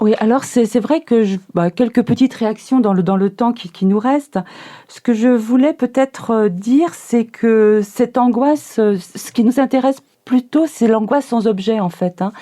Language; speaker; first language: French; native; French